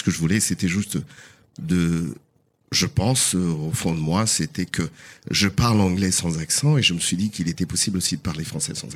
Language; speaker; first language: French; non-native, fluent; Portuguese